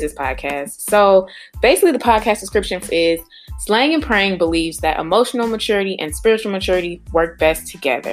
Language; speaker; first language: English; native; English